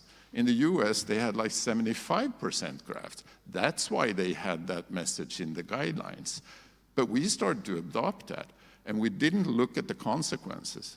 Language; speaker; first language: English; non-native, fluent; Swedish